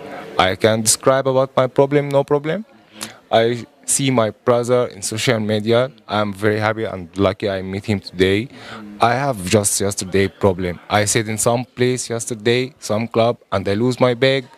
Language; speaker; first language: English; non-native, learner; Arabic